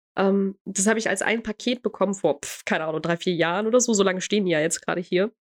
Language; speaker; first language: German; early bilingual, other home language; Croatian